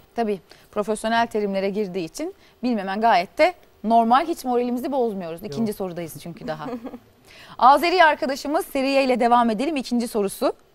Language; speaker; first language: Turkish; native; Turkish